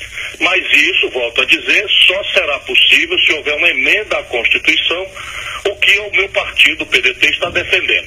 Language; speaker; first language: Portuguese; native; Portuguese